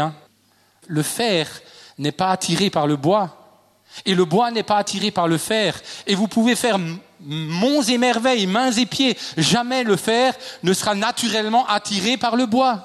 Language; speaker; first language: French; native; French